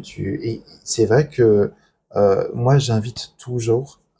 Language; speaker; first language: French; native; French